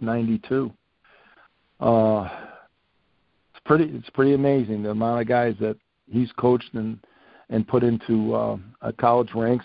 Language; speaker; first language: English; native; English